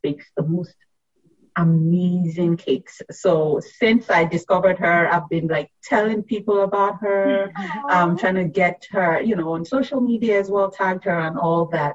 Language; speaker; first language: English; non-native, local second language; Yoruba